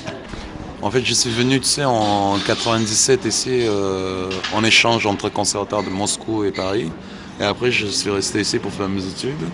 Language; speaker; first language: French; non-native, fluent; Uzbek